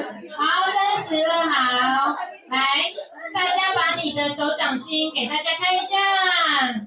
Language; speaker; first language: Chinese; native; Chinese